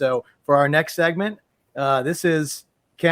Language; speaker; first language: English; native; English